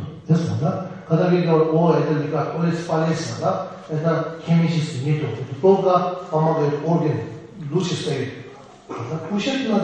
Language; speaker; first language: Russian; non-native, learner; Tibetan